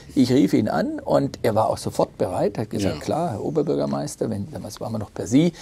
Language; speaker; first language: German; native; German